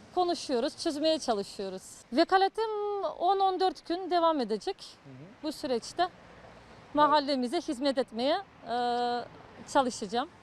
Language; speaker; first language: Turkish; non-native, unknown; Russian